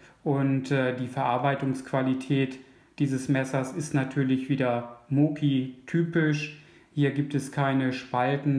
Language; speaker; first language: German; native; German